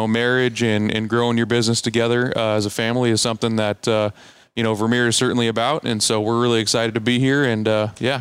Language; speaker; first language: English; native; English